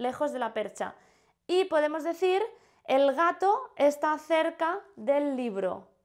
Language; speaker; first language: Spanish; non-native, fluent; Indonesian